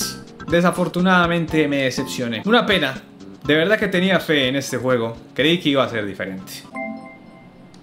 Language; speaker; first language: Spanish; native; Spanish